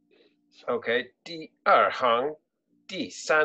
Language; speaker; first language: Chinese; non-native, learner; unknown